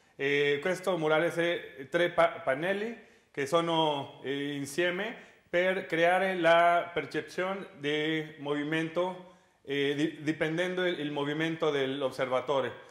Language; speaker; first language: Italian; non-native, learner; Spanish